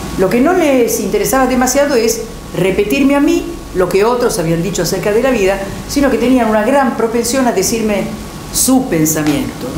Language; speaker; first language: Spanish; non-native, fluent; Italian